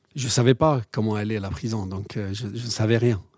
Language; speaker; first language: French; non-native, local second language; Arabic